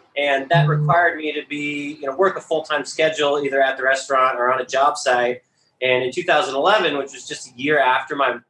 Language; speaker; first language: English; native; English